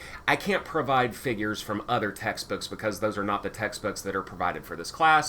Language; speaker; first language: English; native; English